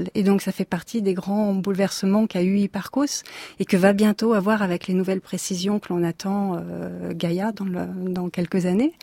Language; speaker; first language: French; native; French